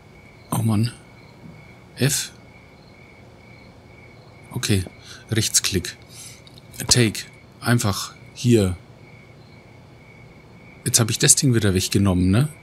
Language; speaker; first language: German; native; German